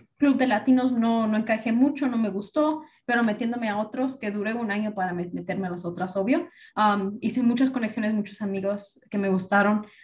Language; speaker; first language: Spanish; early bilingual, heritage; Spanish